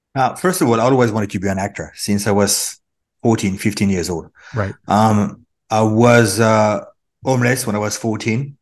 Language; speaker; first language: English; non-native, fluent; French